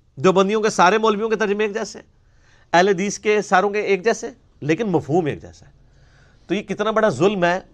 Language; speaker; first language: Urdu; non-native, local second language; Punjabi